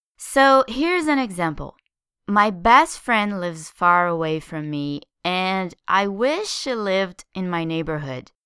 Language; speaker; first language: English; non-native, fluent; Portuguese